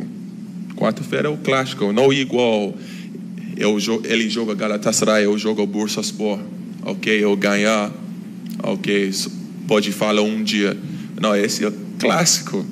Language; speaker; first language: Portuguese; non-native, learner; Turkish